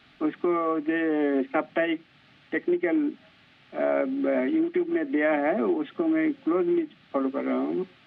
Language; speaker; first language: Hindi; non-native, local second language; Bangla